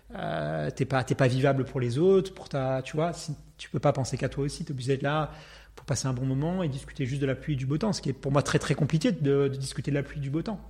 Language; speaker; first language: French; native; French